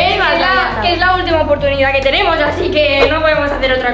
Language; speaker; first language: Spanish; native; Spanish